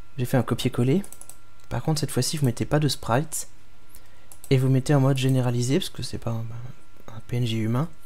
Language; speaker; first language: French; native; French